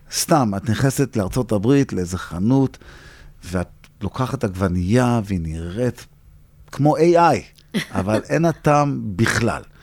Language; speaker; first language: Hebrew; early bilingual, heritage; English